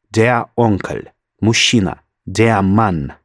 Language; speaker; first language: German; non-native, learner; Russian